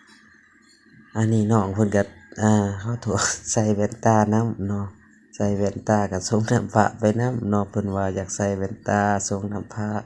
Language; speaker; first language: Thai; non-native, local second language; Lao